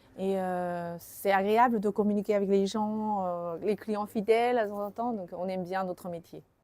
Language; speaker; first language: French; non-native, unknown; Chinese